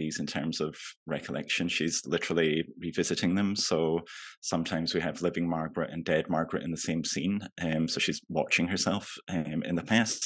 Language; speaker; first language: English; native; English